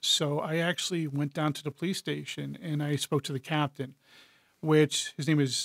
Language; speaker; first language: English; native; English